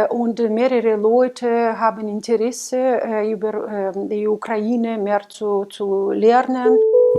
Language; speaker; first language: German; non-native, fluent; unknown